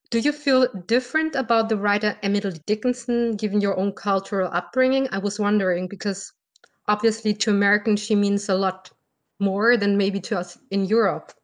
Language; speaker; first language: English; non-native, fluent; German